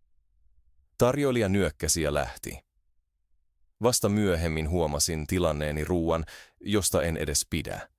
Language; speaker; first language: Finnish; non-native, fluent; Spanish